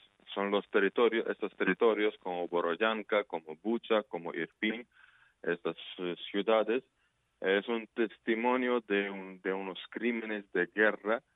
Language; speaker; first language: Spanish; non-native, fluent; Ukrainian